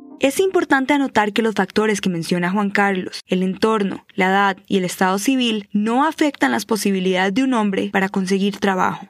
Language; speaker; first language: Spanish; native; Spanish